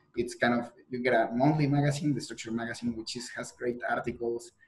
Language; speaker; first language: English; non-native, fluent; Spanish